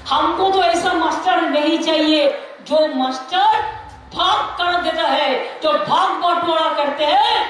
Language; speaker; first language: Hindi; non-native, local second language; Bangla